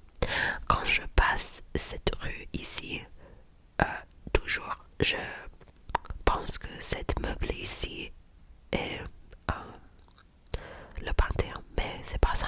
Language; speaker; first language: French; non-native, learner; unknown